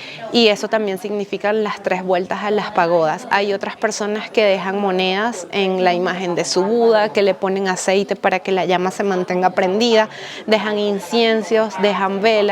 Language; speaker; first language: Spanish; native; Spanish